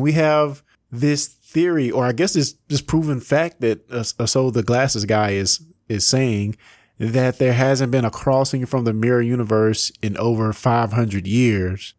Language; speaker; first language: English; native; English